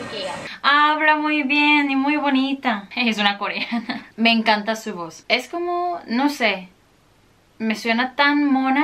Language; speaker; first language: Spanish; non-native, fluent; Korean